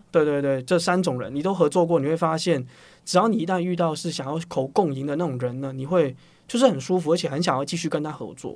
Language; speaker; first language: Chinese; non-native, local second language; Cantonese